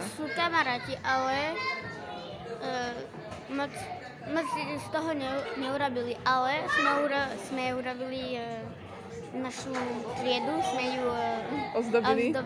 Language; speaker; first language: Slovak; early bilingual, heritage; Slovak